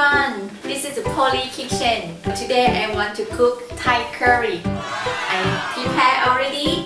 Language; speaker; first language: English; non-native, learner; Thai